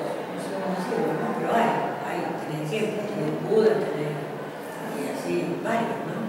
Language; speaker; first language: Spanish; native; Spanish